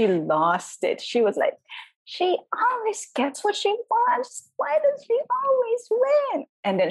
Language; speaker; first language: English; non-native, local second language; Filipino